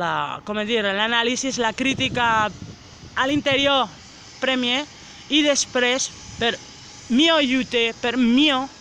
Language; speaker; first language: Catalan; non-native, local second language; Spanish